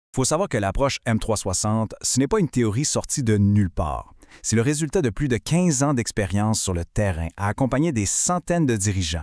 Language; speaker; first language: French; native; French